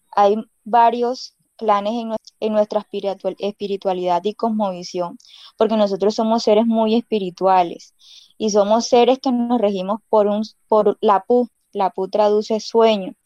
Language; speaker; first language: Spanish; non-native, local second language; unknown